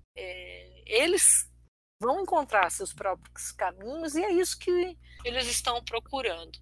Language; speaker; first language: Portuguese; early bilingual, other home language; Armenian